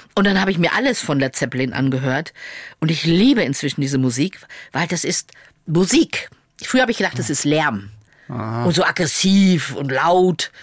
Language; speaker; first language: German; native; German